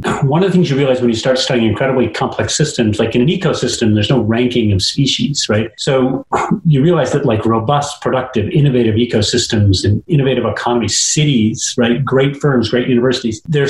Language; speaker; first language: English; native; English